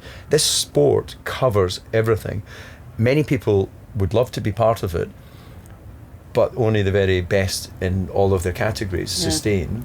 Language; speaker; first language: English; native; English